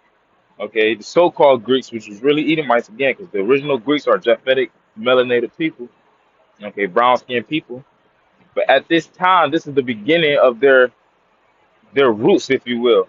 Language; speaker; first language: English; native; English